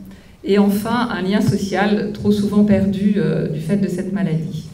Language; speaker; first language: French; native; French